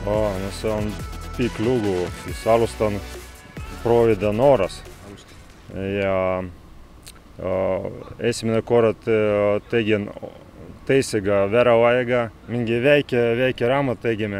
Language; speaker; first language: Estonian; non-native, local second language; Russian